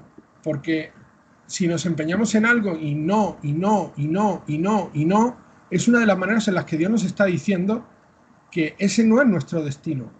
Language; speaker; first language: Spanish; native; Spanish